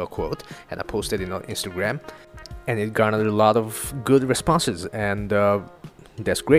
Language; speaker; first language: English; non-native, local second language; Assamese